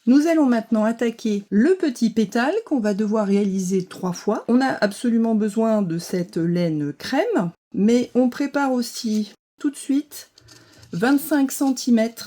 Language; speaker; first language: French; native; French